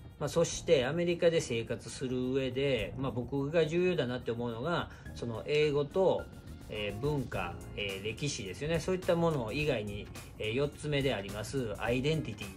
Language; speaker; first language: Japanese; native; Japanese